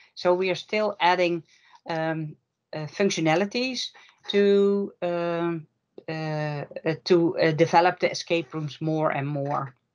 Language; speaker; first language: English; non-native, fluent; Dutch